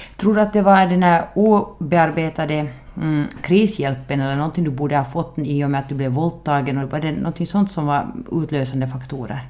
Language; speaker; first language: Swedish; native; Swedish